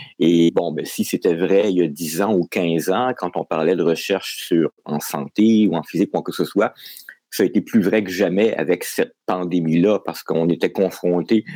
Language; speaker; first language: French; native; French